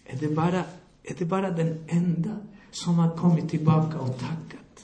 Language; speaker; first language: Swedish; non-native, fluent; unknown